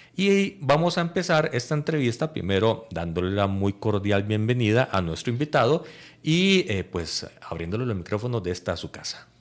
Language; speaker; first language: Spanish; native; Spanish